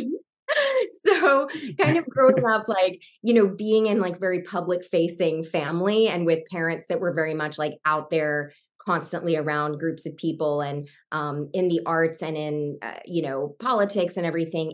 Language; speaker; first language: English; native; English